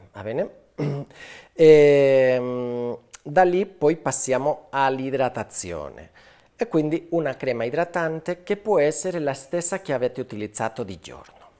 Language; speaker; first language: Italian; non-native, fluent; Spanish